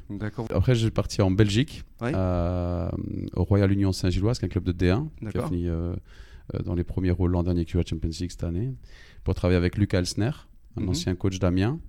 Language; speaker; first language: French; native; French